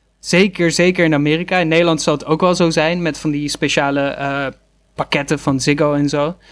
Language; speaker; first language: Dutch; native; Dutch